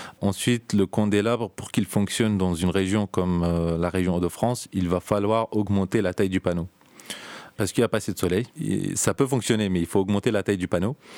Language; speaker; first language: French; early bilingual, other home language; Turkish